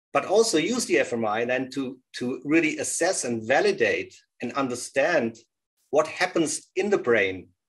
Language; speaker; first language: English; non-native, fluent; German